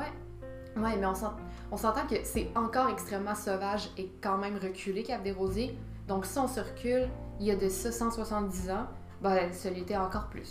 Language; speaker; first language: French; native; French